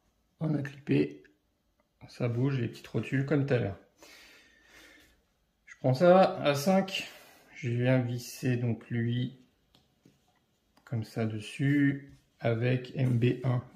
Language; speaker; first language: French; native; French